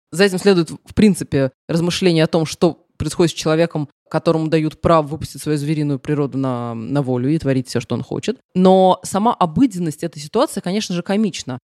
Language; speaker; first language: Russian; native; Russian